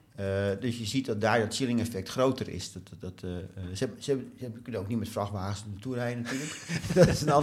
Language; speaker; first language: Dutch; native; Dutch